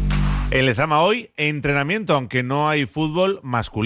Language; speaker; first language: Spanish; native; Spanish